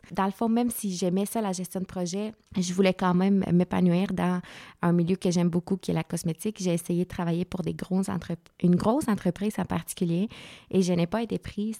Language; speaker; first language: French; non-native, fluent; Spanish